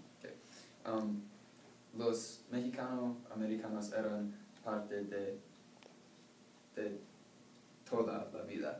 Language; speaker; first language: Spanish; non-native, learner; English